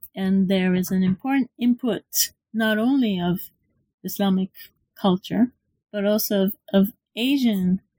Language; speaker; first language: English; non-native, fluent; Hebrew